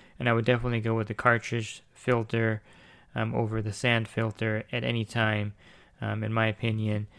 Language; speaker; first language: English; native; English